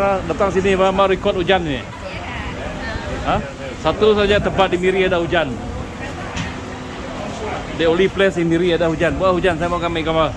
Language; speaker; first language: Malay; non-native, local second language; Iban